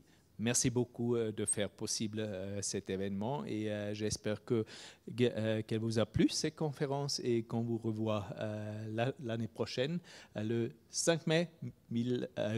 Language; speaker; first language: French; non-native, fluent; German